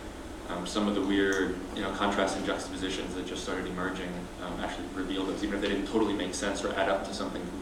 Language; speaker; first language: English; native; English